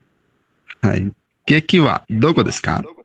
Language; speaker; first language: Japanese; non-native, learner; Bangla